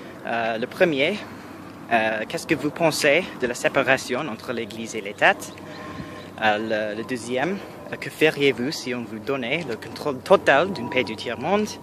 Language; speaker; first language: French; non-native, learner; English